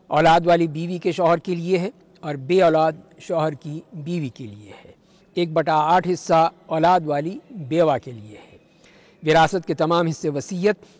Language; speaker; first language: Urdu; native; Urdu